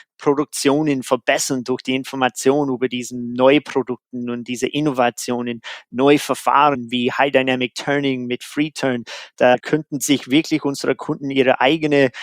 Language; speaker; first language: German; non-native, fluent; English